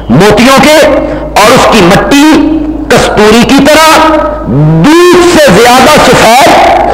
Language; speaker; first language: Urdu; non-native, local second language; Punjabi